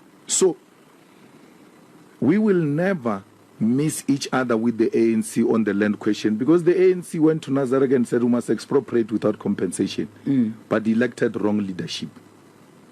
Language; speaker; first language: English; non-native, local second language; Northern Sotho